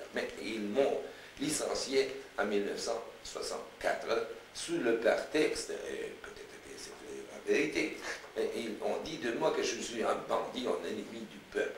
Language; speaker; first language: French; non-native, fluent; Romanian